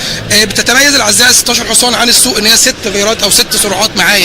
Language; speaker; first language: Arabic; native; Arabic